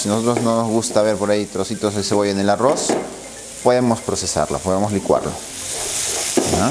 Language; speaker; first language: Spanish; native; Spanish